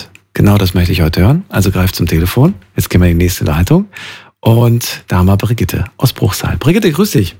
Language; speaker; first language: German; native; German